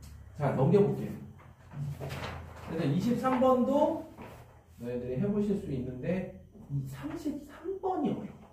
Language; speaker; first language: Korean; native; Korean